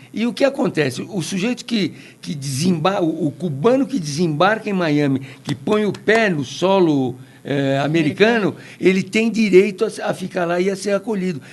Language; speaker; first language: Portuguese; native; Portuguese